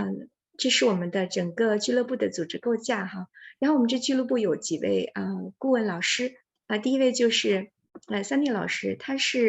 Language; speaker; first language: Chinese; native; Chinese